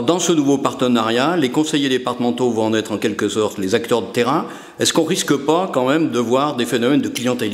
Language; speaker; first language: French; native; French